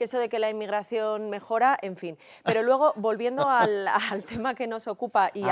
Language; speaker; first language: Spanish; native; Spanish